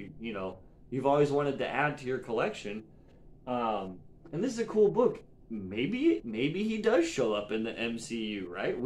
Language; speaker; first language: English; native; English